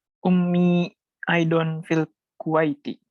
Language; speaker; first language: Arabic; non-native, learner; Indonesian